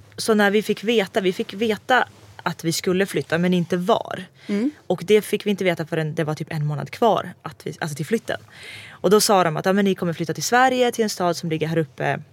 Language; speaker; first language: Swedish; early bilingual, other home language; Serbian